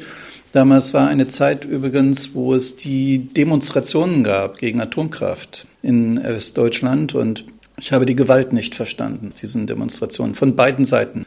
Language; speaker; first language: German; native; German